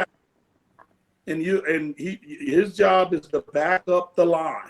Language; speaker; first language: English; native; English